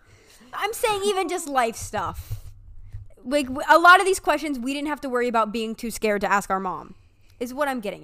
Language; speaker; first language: English; native; English